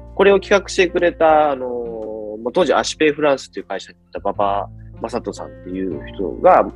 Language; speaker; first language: Japanese; native; Japanese